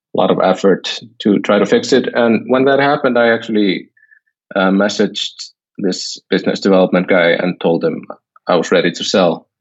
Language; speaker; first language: English; non-native, fluent; Icelandic